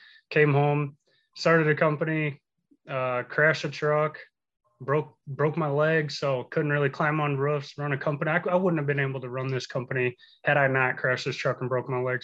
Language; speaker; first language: English; native; English